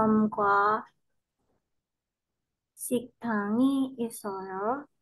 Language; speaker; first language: Korean; non-native, learner; Indonesian